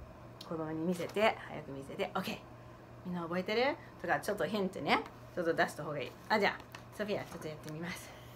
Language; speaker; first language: Japanese; non-native, fluent; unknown